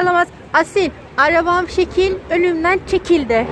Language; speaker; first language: Turkish; native; Turkish